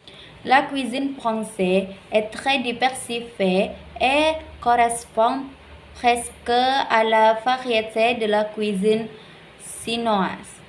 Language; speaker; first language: French; non-native, learner; Indonesian